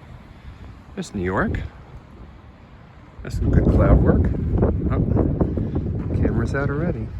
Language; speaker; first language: English; native; English